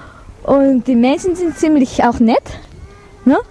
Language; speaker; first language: German; non-native, fluent; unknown